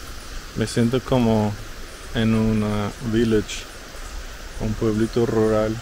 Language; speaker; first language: Spanish; non-native, fluent; Russian